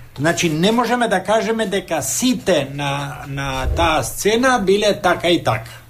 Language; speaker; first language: Macedonian; native; Macedonian